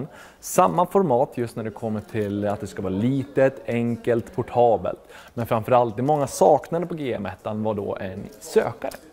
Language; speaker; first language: Swedish; native; Swedish